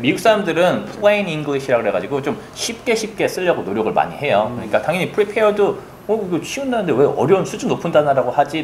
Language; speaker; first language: Korean; native; Korean